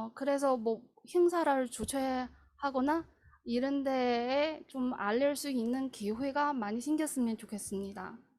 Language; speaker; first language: Korean; non-native, fluent; Chinese